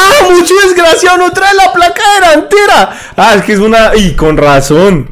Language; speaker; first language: Spanish; native; Spanish